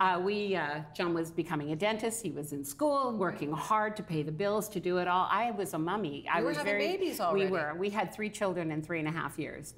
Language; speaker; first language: English; native; English